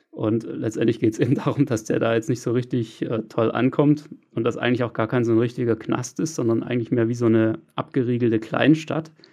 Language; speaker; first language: German; native; German